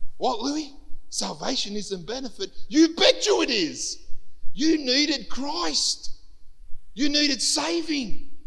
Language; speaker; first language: English; early bilingual, other home language; Greek